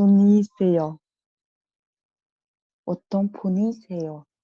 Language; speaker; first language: Korean; non-native, learner; Kazakh